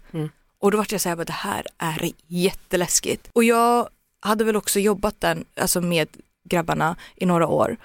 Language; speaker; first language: Swedish; early bilingual, other home language; Turoyo